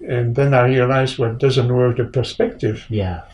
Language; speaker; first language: English; non-native, fluent; French